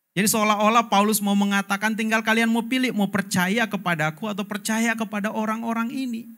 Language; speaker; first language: Indonesian; native; Indonesian